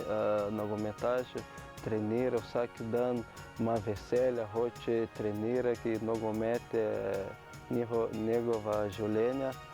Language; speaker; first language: Slovenian; non-native, learner; Portuguese